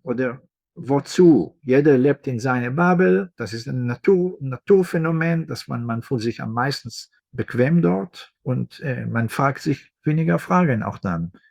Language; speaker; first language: German; non-native, fluent; Hebrew